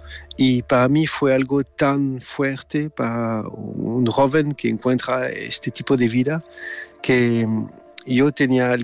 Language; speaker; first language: Spanish; non-native, learner; French